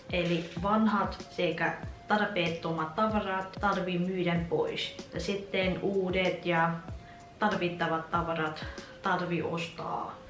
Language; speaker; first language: Finnish; non-native, fluent; Vietnamese